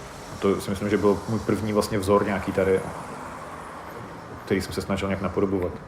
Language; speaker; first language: Czech; non-native, fluent; Russian